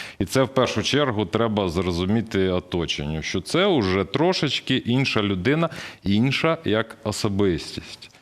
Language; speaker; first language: Ukrainian; native; Ukrainian